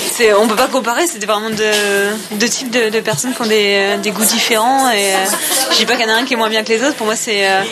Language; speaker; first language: French; native; French